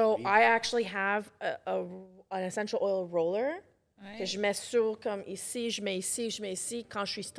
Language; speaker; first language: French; non-native, local second language; English